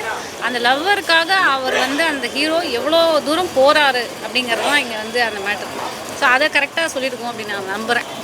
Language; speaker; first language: Tamil; native; Tamil